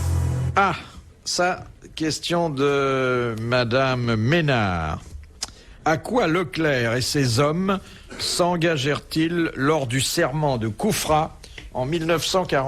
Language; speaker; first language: French; native; French